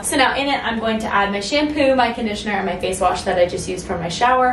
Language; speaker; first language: English; native; English